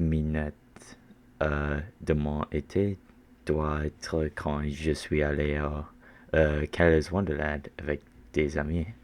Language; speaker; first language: French; non-native, learner; English